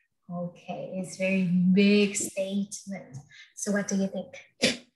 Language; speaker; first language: English; non-native, fluent; Vietnamese